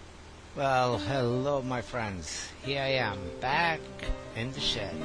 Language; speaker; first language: English; native; English